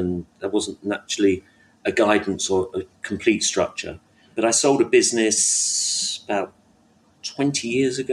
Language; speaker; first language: English; native; English